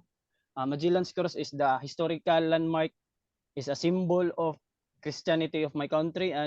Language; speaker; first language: English; non-native, learner; Cebuano